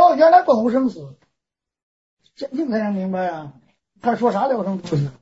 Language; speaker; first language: Chinese; native; Chinese